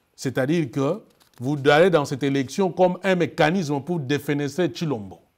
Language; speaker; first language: French; non-native, local second language; Lingala